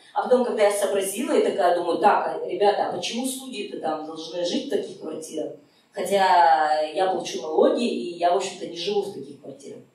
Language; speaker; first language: Russian; native; Russian